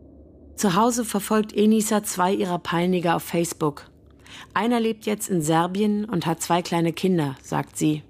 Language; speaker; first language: German; native; German